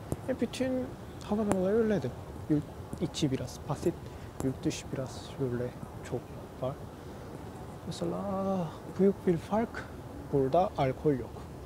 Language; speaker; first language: Turkish; non-native, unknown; Korean